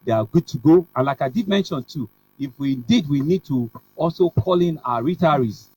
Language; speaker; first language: English; non-native, local second language; Yoruba